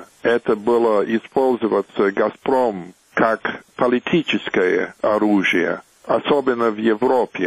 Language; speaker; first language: Russian; non-native, fluent; English